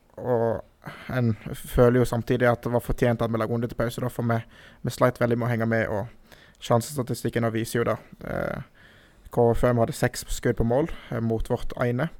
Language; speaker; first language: Norwegian; native; Norwegian